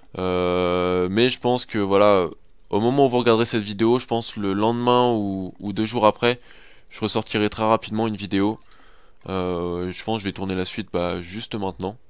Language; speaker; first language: French; native; French